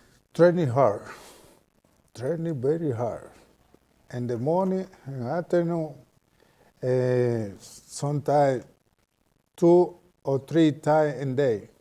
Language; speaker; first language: English; non-native, learner; Spanish